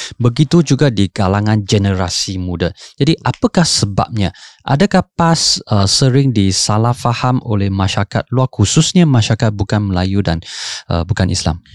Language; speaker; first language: Malay; non-native, local second language; Chinese